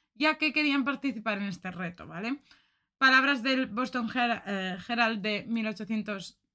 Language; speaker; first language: Spanish; native; Spanish